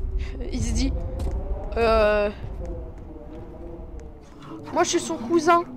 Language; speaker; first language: French; native; French